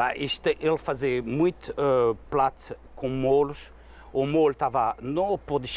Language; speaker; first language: Portuguese; non-native, fluent; French